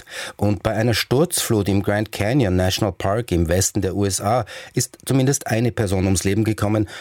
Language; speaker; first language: German; native; German